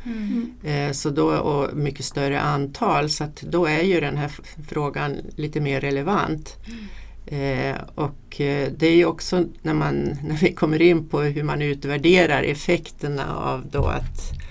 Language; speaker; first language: Swedish; native; Swedish